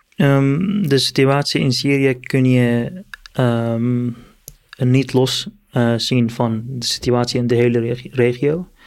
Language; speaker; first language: Dutch; non-native, fluent; Kurdish